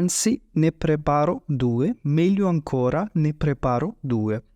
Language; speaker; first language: Italian; non-native, fluent; Urdu